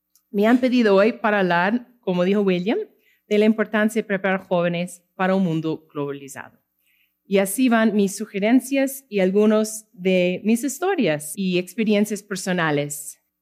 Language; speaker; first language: Spanish; non-native, fluent; English